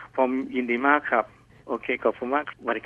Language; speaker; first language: Thai; non-native, fluent; English